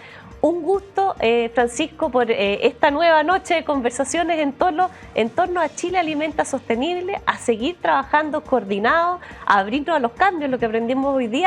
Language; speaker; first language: Spanish; native; Spanish